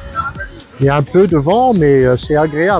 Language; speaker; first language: French; non-native, fluent; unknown